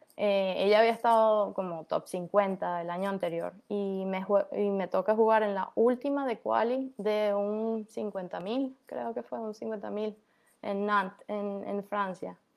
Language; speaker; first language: Spanish; native; Spanish